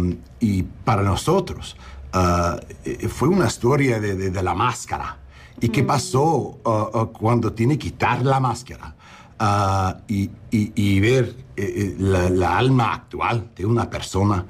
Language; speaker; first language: Spanish; non-native, learner; English